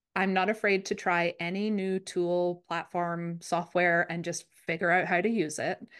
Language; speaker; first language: English; native; English